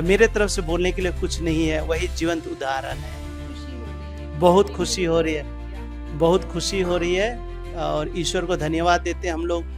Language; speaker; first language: Hindi; native; Hindi